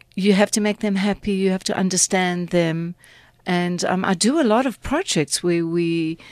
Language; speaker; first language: English; native; English